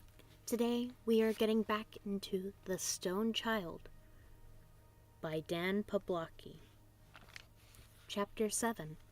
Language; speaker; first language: English; native; English